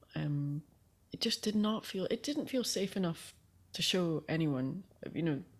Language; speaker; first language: English; native; English